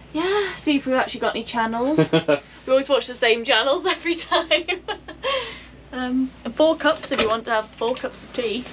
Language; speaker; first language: English; native; English